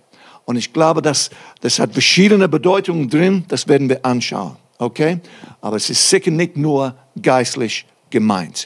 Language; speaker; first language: German; non-native, fluent; English